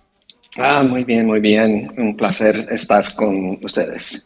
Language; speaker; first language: Spanish; non-native, fluent; English